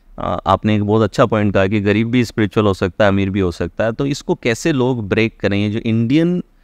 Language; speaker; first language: Hindi; native; Hindi